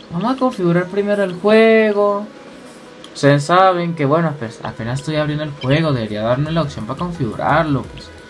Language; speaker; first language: Spanish; native; Spanish